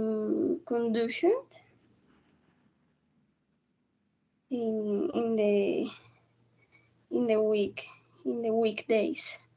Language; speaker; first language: English; non-native, learner; Spanish